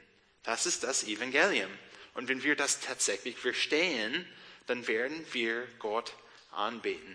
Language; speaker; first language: German; non-native, learner; English